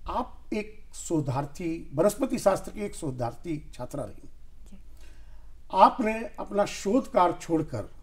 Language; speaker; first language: Hindi; native; Hindi